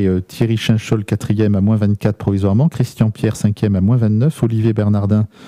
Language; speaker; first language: French; native; French